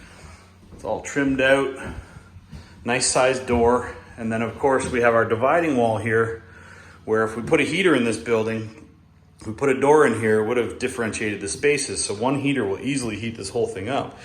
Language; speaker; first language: English; native; English